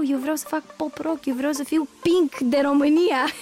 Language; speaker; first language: Romanian; native; Romanian